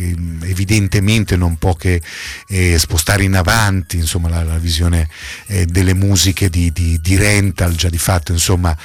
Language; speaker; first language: Italian; native; Italian